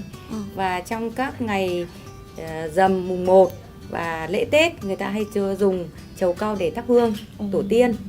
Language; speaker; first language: Vietnamese; native; Vietnamese